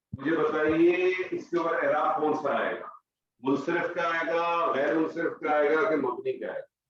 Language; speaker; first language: Urdu; native; Urdu